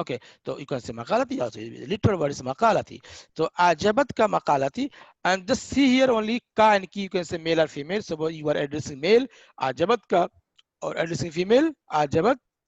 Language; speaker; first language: English; non-native, learner; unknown